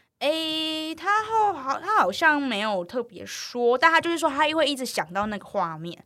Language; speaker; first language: Chinese; native; Chinese